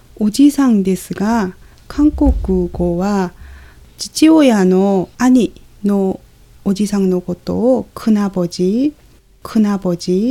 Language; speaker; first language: Japanese; non-native, fluent; Korean